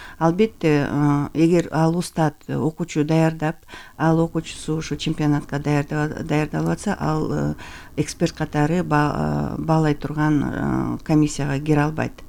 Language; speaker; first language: Kyrgyz; native; Kyrgyz